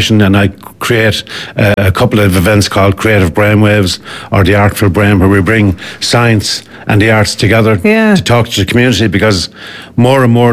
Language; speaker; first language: English; native; English